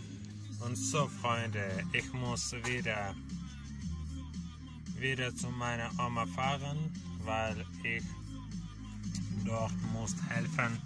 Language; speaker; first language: German; non-native, learner; Russian